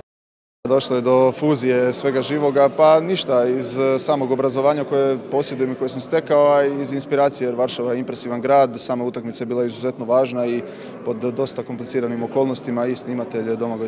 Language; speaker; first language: Croatian; native; Croatian